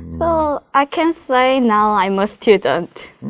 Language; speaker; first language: English; non-native, learner; Korean